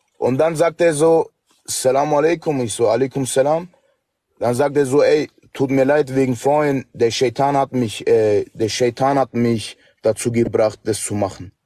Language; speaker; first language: German; early bilingual, other home language; Turkish